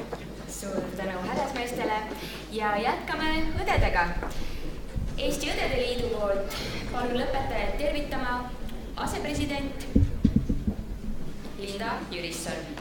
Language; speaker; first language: Estonian; native; Estonian